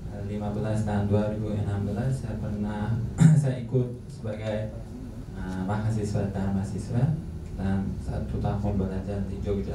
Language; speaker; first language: Indonesian; non-native, learner; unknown